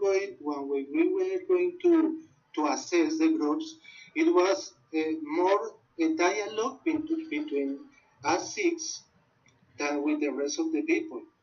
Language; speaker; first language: English; non-native, learner; Spanish